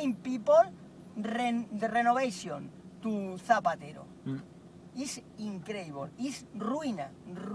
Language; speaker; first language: English; non-native, learner; Spanish